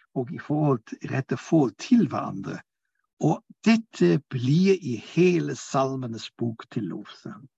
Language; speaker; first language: Norwegian; non-native, fluent; German